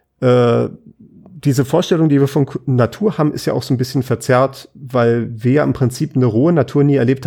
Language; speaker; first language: German; native; German